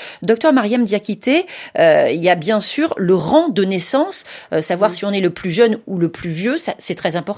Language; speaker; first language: French; native; French